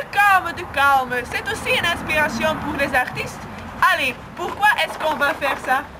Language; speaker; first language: French; non-native, learner; Dutch